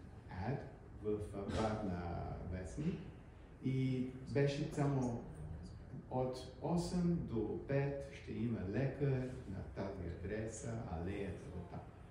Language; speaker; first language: Bulgarian; early bilingual, heritage; English